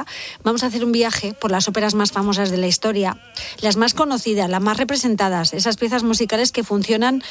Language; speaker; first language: Spanish; native; Spanish